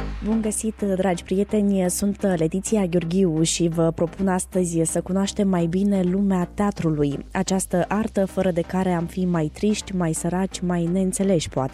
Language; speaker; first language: Romanian; native; Romanian